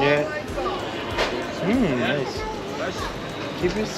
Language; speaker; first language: English; non-native, learner; Serbian